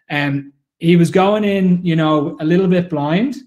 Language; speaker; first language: English; native; English